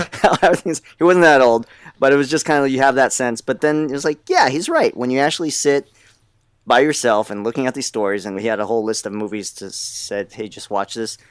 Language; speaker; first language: English; native; English